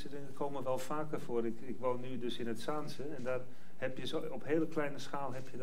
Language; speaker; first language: Dutch; native; Dutch